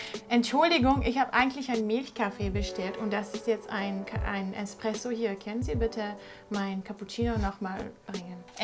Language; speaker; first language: German; non-native, fluent; English